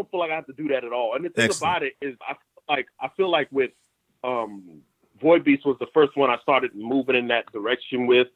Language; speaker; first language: English; native; English